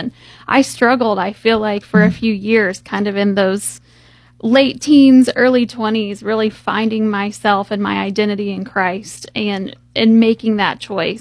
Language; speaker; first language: English; native; English